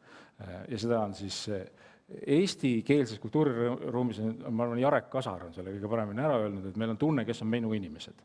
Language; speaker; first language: Estonian; native; Estonian